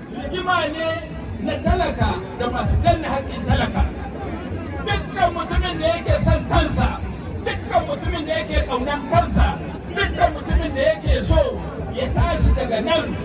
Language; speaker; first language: Hausa; non-native, local second language; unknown